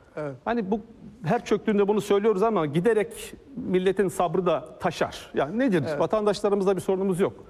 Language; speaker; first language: Turkish; native; Turkish